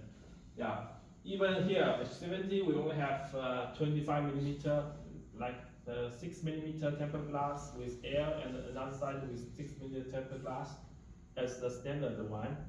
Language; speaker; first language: English; non-native, local second language; Chinese